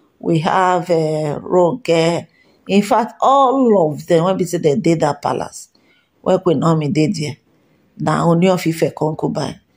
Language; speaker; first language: Nigerian Pidgin; non-native, local second language; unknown